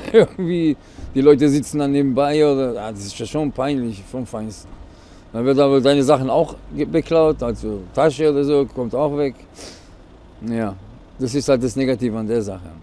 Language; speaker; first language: German; non-native, fluent; Portuguese